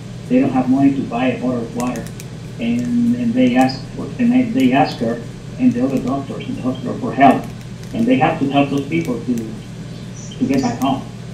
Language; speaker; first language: English; non-native, fluent; Spanish